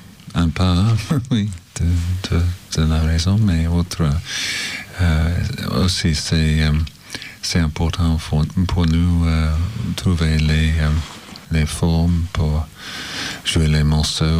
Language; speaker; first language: French; non-native, learner; English